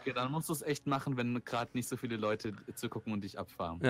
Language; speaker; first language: German; native; German